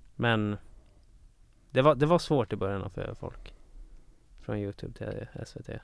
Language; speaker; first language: Swedish; native; Swedish